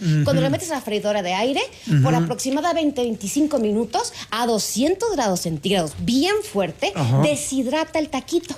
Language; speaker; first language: Spanish; native; Spanish